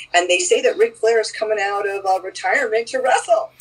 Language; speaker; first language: English; native; English